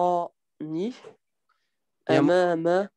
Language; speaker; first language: Arabic; non-native, learner; French